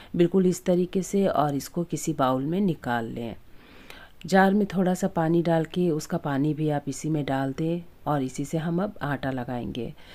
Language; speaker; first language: Hindi; native; Hindi